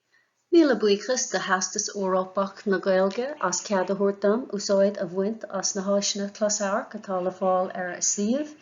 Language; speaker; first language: Irish; non-native, fluent; English